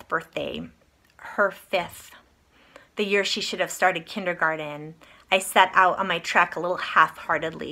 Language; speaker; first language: English; native; English